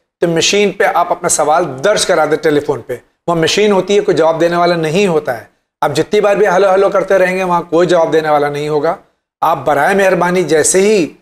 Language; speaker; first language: Hindi; native; Hindi